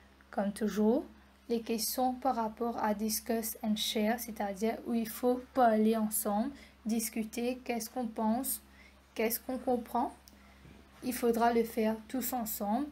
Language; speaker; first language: French; non-native, local second language; Morisyen